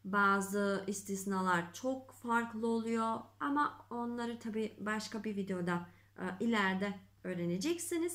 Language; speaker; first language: Turkish; non-native, fluent; Macedonian